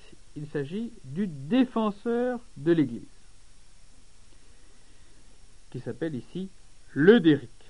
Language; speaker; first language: French; native; French